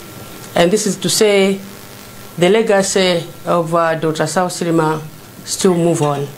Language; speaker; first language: English; non-native, local second language; Nyanja